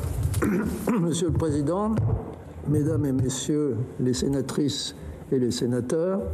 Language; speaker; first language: French; native; French